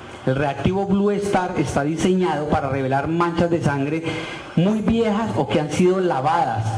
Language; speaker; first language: Spanish; native; Spanish